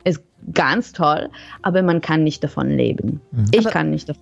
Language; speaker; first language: German; non-native, fluent; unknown